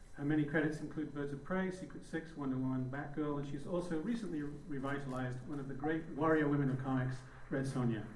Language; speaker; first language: English; native; English